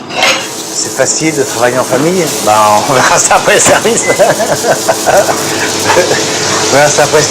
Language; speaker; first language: French; native; French